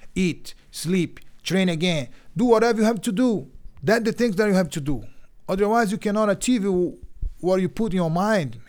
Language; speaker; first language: English; non-native, learner; Portuguese